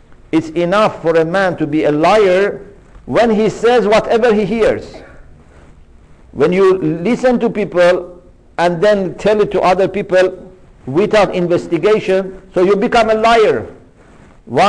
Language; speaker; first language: English; non-native, fluent; Persian